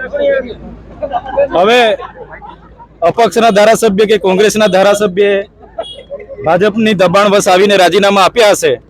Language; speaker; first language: Gujarati; non-native, local second language; Vasavi